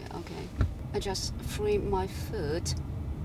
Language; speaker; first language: English; non-native, fluent; Chinese